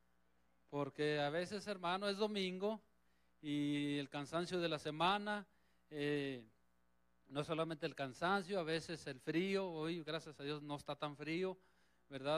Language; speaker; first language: Spanish; native; Spanish